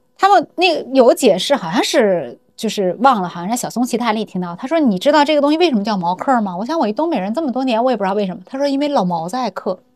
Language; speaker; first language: Chinese; native; Chinese